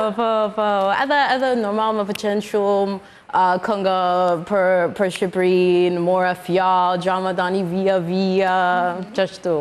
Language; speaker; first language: Albanian; non-native, learner; English